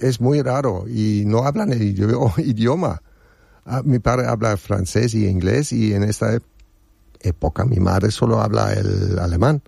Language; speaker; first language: Spanish; non-native, learner; German